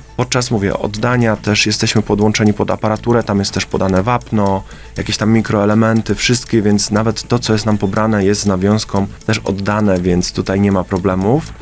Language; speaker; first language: Polish; native; Polish